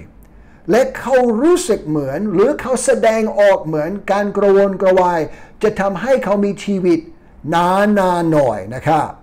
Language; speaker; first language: Thai; non-native, fluent; English